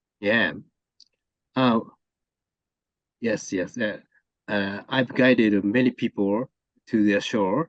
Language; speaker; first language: English; non-native, learner; Japanese